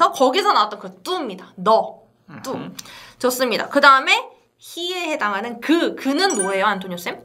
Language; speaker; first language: Korean; native; Korean